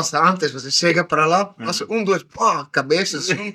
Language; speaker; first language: Portuguese; non-native, learner; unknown